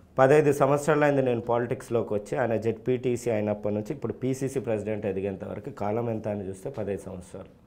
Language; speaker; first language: Telugu; native; Telugu